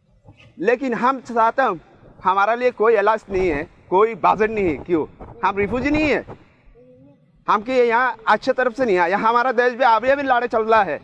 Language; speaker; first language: Hindi; non-native, learner; Rohingya